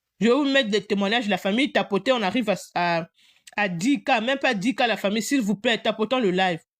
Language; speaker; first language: French; non-native, local second language; Lingala